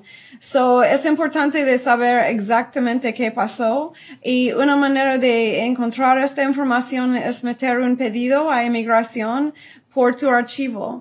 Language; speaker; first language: Spanish; non-native, fluent; English